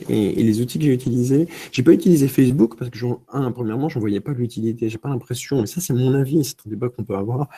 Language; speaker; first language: French; early bilingual, other home language; Romanian